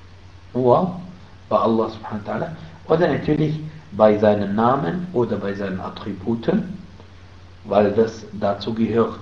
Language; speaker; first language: German; non-native, fluent; Arabic